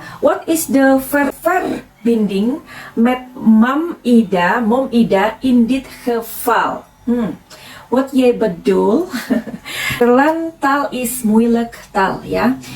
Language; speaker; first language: Dutch; non-native, learner; Indonesian